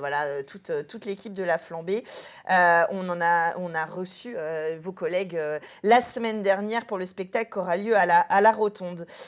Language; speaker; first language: French; native; French